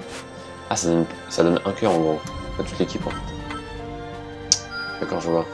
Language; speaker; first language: French; native; French